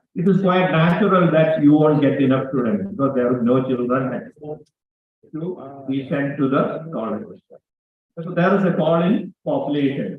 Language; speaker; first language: English; non-native, local second language; Malayalam